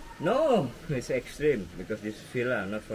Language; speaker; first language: English; non-native, learner; Indonesian